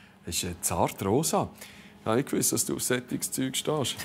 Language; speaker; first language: German; native; German